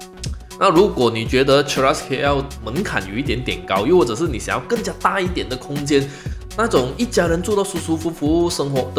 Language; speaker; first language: Chinese; native; Chinese